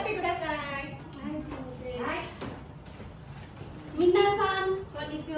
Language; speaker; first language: Japanese; non-native, learner; Nepali